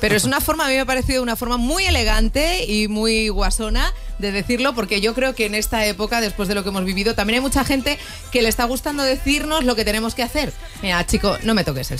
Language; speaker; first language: Spanish; native; Spanish